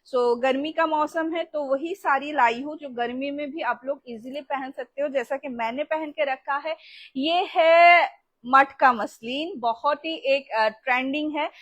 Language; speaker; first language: Hindi; non-native, local second language; Bangla